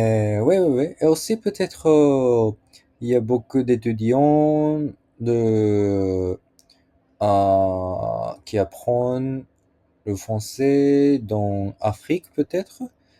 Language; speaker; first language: French; non-native, learner; Japanese